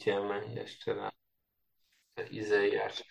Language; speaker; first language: Polish; non-native, learner; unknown